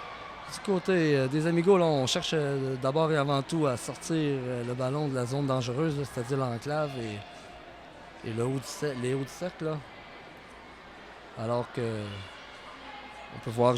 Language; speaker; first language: French; native; French